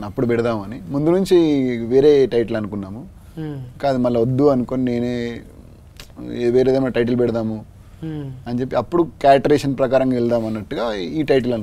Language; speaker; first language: Telugu; native; Telugu